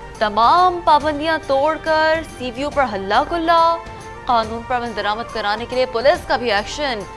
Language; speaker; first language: Urdu; native; Urdu